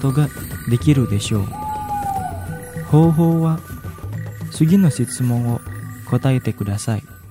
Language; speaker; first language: Japanese; non-native, fluent; Indonesian